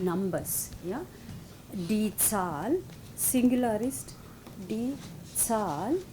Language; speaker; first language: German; non-native, fluent; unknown